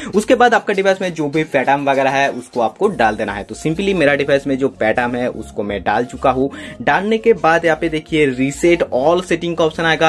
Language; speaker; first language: Hindi; non-native, local second language; Bangla